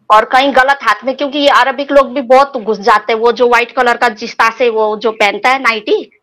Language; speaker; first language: Hindi; non-native, local second language; Nepali